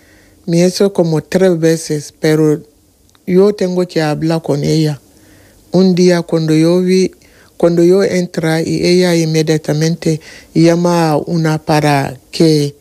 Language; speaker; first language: Spanish; non-native, learner; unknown